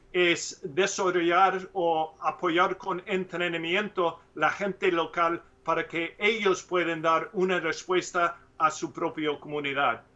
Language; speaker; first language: Spanish; non-native, learner; English